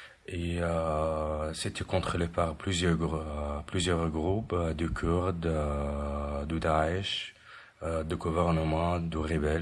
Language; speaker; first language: French; non-native, fluent; Arabic